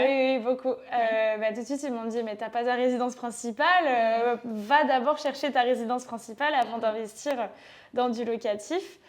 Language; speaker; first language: French; native; French